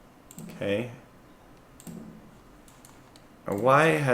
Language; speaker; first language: English; native; English